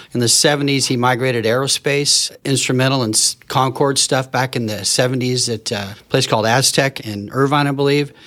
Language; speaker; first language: English; native; English